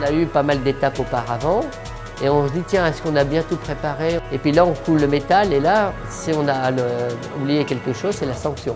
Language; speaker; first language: French; native; French